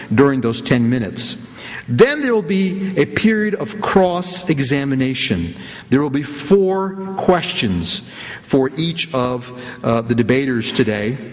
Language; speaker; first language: English; native; English